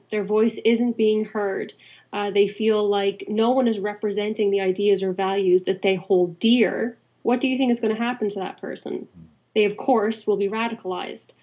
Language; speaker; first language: English; native; English